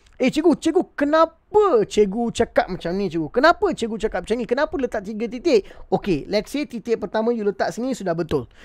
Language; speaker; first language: Malay; non-native, local second language; Tamil